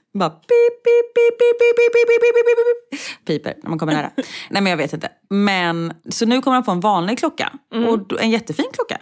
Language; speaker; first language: Swedish; native; Swedish